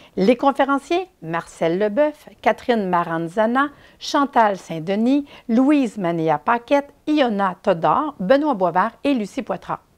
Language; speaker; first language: French; native; French